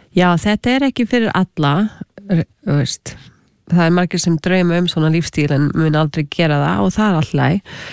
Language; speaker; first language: Icelandic; non-native, fluent; English